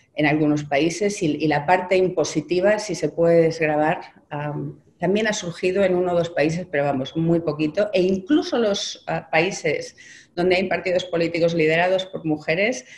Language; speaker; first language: Spanish; native; Spanish